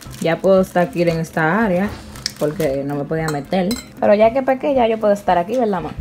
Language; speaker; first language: Spanish; native; Spanish